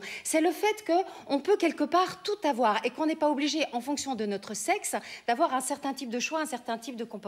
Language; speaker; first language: French; native; French